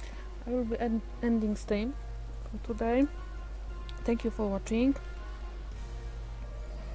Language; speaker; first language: English; non-native, fluent; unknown